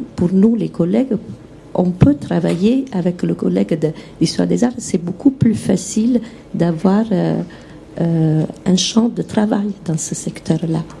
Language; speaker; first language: French; non-native, fluent; Italian